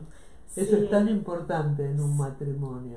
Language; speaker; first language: Spanish; native; Spanish